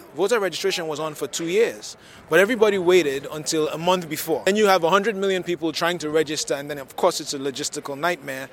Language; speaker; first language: English; non-native, local second language; Yoruba